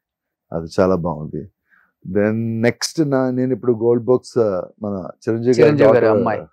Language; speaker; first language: Telugu; non-native, local second language; Malayalam